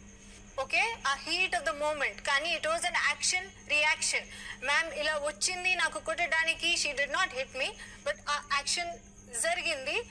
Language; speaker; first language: Telugu; non-native, learner; Hindi